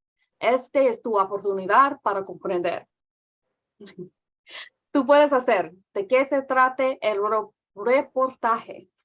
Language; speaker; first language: Spanish; non-native, learner; English